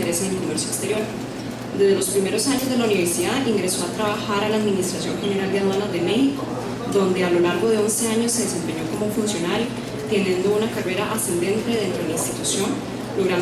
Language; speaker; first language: Spanish; native; Spanish